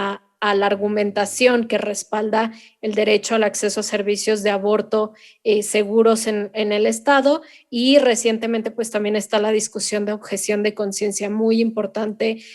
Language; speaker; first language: Spanish; native; Spanish